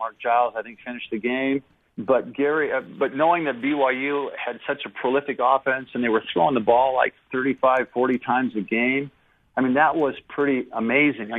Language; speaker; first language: English; native; English